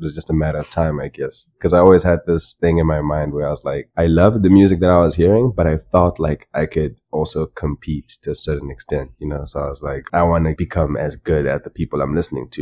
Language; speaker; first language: English; non-native, local second language; Shona